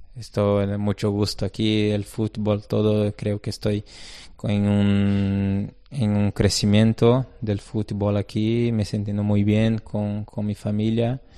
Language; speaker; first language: Spanish; non-native, fluent; Portuguese